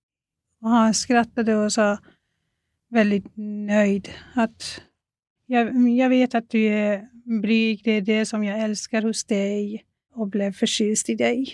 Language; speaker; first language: Swedish; non-native, fluent; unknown